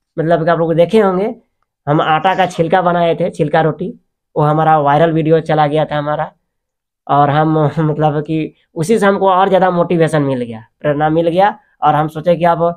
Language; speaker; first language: Hindi; native; Hindi